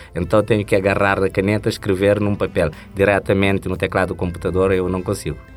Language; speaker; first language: Portuguese; non-native, local second language; Kabuverdianu